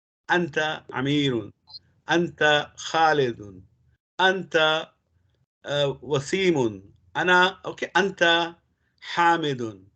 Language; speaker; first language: Arabic; non-native, learner; Urdu